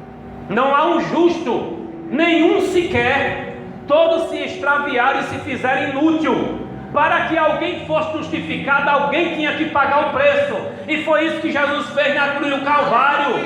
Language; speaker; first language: Portuguese; native; Portuguese